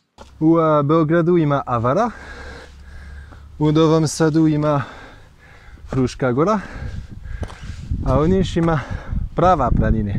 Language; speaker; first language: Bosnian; non-native, learner; French